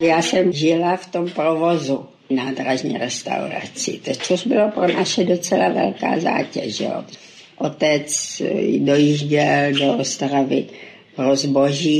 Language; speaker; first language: Czech; native; Czech